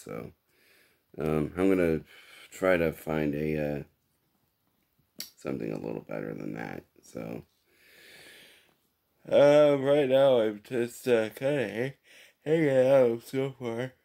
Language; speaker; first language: English; native; English